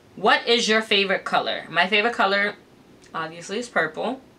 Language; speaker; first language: English; native; English